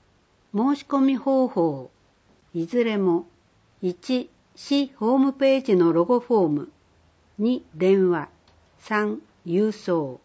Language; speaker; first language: Japanese; native; Japanese